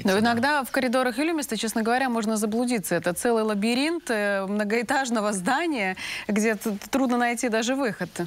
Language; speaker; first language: Russian; native; Russian